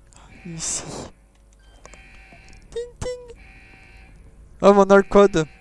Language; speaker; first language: French; native; French